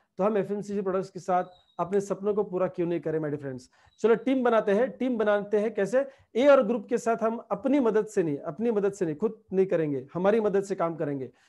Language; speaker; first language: Hindi; non-native, local second language; Marathi